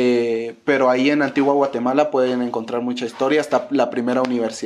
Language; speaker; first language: Spanish; native; Spanish